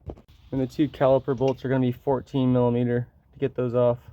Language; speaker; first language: English; native; English